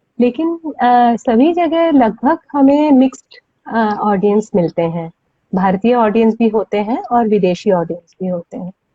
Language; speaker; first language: Hindi; non-native, local second language; Bangla